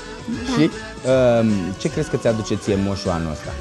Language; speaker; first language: Romanian; native; Romanian